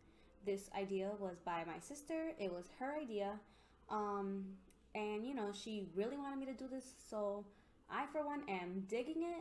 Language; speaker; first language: English; native; English